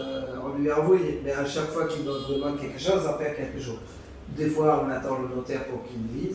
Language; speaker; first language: French; native; French